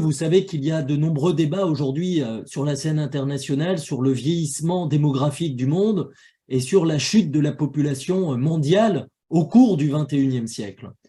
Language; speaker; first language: French; native; French